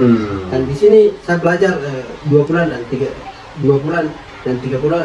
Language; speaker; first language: Indonesian; non-native, local second language; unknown